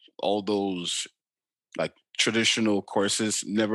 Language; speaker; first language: English; non-native, local second language; Yoruba